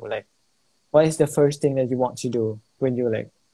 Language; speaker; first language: English; non-native, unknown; Thai